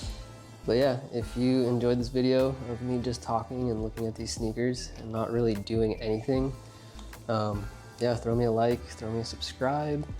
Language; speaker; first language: English; native; English